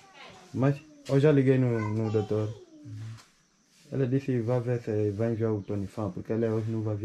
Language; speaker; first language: Portuguese; non-native, fluent; Vietnamese